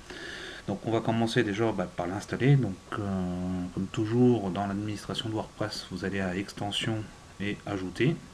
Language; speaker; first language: French; native; French